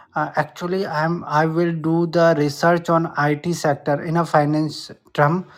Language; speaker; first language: English; non-native, local second language; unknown